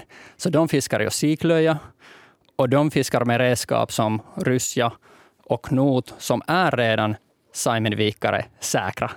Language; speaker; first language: Swedish; native; Swedish